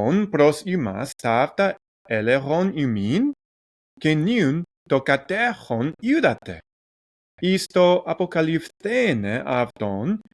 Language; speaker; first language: Greek; non-native, learner; English